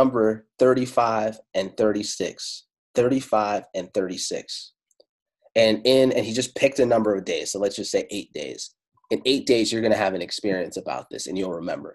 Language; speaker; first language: English; non-native, fluent; Italian